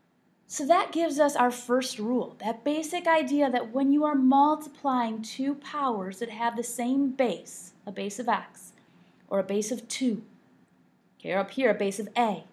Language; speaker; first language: English; native; English